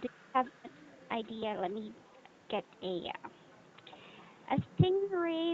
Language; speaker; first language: English; non-native, local second language; Filipino